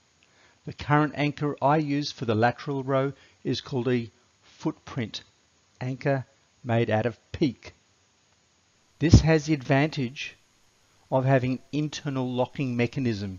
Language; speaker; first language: English; native; English